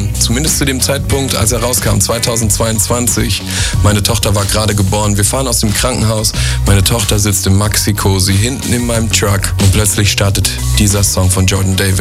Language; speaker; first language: German; native; German